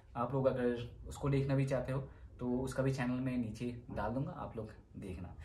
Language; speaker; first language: Hindi; non-native, local second language; Assamese